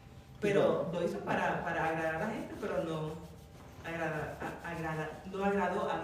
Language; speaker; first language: Spanish; early bilingual, heritage; English